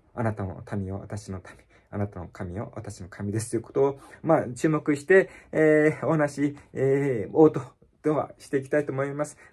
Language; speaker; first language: Japanese; native; Japanese